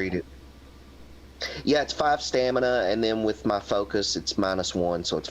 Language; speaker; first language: English; native; English